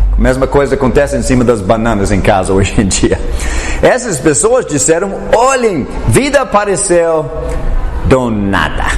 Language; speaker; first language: Portuguese; non-native, fluent; English